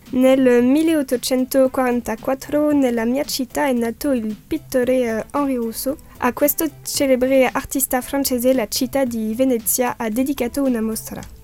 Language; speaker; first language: Italian; non-native, learner; French